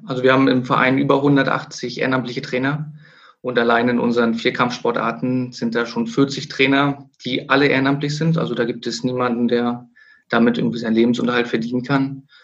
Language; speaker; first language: German; native; German